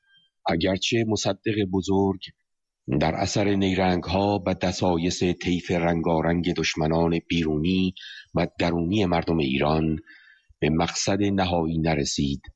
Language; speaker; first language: Persian; native; Persian